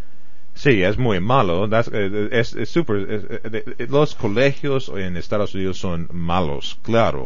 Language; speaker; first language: Spanish; non-native, fluent; English